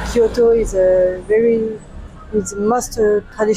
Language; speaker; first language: English; non-native, learner; French